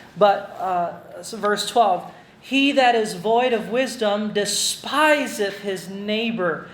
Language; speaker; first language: English; non-native, local second language; Filipino